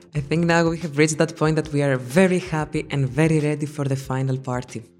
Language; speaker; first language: English; non-native, fluent; Greek